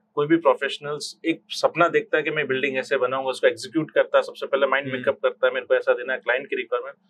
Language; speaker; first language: Hindi; native; Hindi